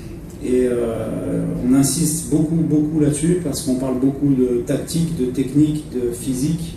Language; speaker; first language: French; native; French